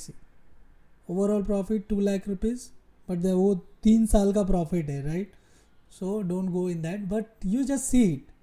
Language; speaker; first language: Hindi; native; Hindi